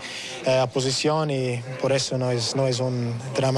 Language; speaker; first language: Spanish; non-native, learner; English